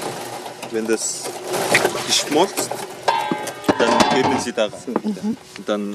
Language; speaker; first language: German; non-native, learner; Mongolian